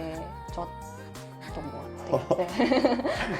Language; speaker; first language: Korean; non-native, learner; Japanese